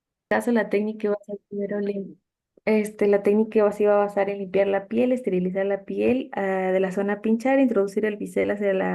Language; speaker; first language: Spanish; native; Spanish